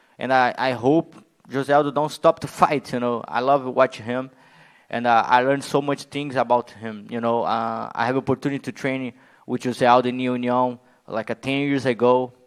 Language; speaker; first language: English; non-native, learner; Portuguese